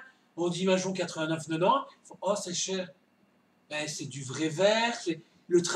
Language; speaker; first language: French; native; French